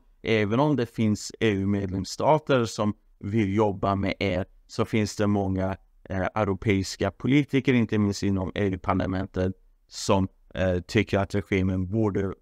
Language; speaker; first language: Swedish; non-native, fluent; Persian